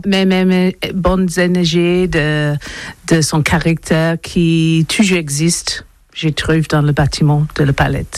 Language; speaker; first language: French; non-native, learner; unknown